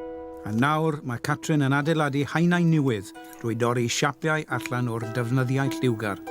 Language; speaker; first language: Welsh; native; Welsh